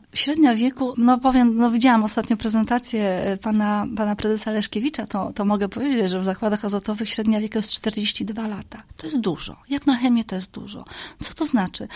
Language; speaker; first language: Polish; native; Polish